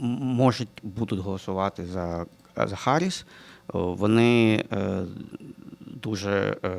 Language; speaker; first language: Ukrainian; non-native, local second language; Russian